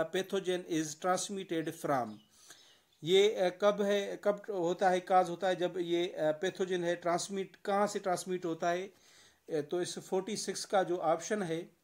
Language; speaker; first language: Urdu; non-native, local second language; Sindhi